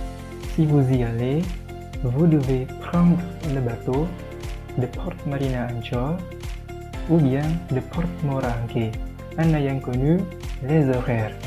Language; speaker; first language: French; non-native, learner; Indonesian